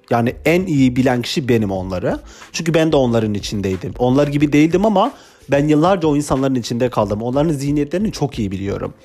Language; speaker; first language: Turkish; non-native, local second language; Kurdish